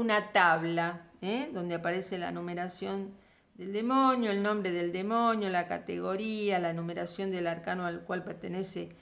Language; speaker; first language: Spanish; native; Spanish